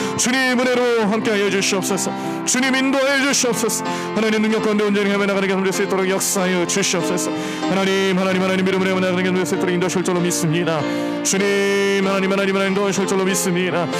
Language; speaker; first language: Korean; native; Korean